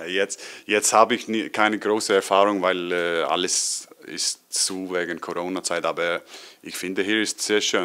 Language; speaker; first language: German; non-native, learner; Icelandic